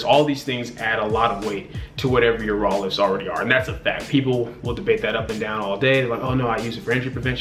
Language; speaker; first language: English; native; English